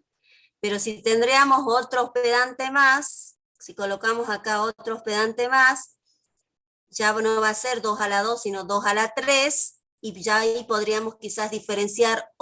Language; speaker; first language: Spanish; native; Spanish